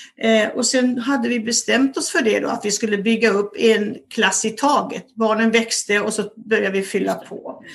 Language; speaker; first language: Swedish; native; Swedish